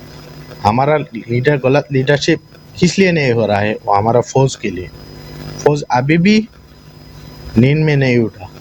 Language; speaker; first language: Hindi; non-native, fluent; Bangla